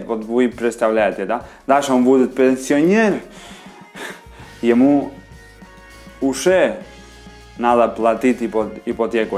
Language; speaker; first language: Russian; non-native, fluent; Spanish